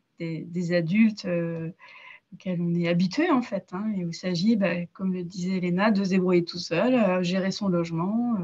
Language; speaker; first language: French; native; French